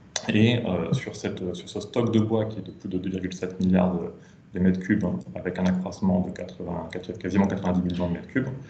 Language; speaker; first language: French; native; French